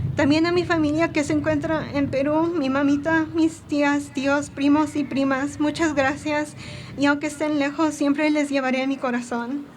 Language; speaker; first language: Spanish; early bilingual, heritage; Spanish